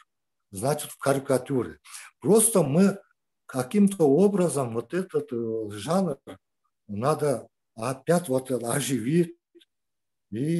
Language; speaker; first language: Russian; non-native, local second language; Kyrgyz